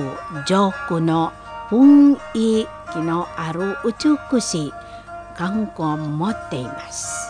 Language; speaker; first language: Japanese; non-native, fluent; Indonesian